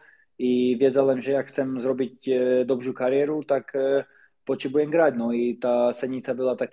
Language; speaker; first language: Polish; non-native, learner; Slovak